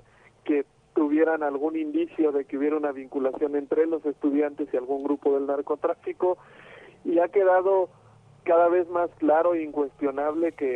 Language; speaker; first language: Spanish; native; Spanish